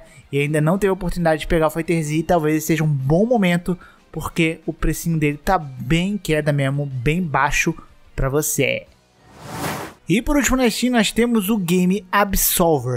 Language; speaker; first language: Portuguese; native; Portuguese